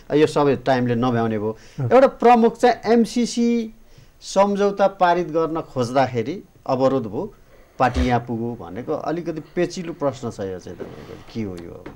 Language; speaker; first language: Nepali; native; Nepali